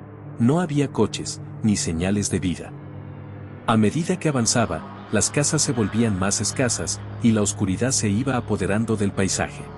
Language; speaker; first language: Spanish; native; Spanish